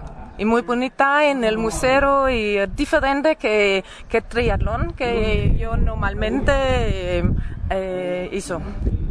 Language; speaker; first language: Spanish; non-native, learner; Danish